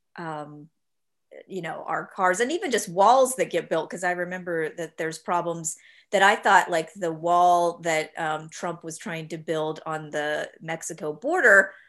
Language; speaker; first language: English; native; English